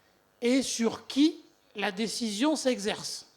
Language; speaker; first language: French; native; French